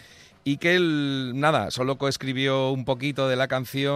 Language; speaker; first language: Spanish; native; Spanish